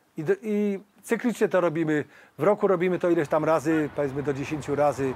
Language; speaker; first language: Polish; native; Polish